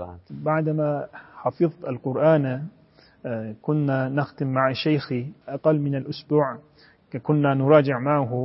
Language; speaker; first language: Arabic; non-native, fluent; Turkish